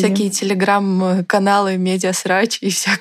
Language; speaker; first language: Russian; native; Russian